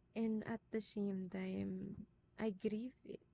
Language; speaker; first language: English; non-native, local second language; Filipino